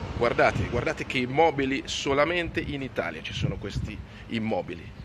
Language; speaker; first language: Italian; native; Italian